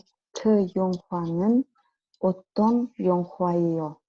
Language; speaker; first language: Korean; non-native, learner; Kazakh